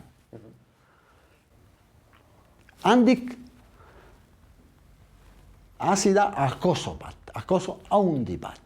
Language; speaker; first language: Basque; non-native, learner; Arabic